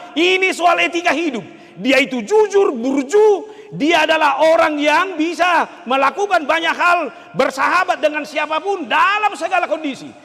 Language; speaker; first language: Indonesian; non-native, local second language; Batak Toba